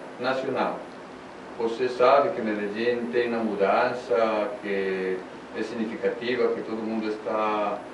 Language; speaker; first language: Portuguese; non-native, learner; Spanish